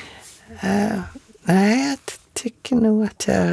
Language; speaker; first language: Swedish; native; Swedish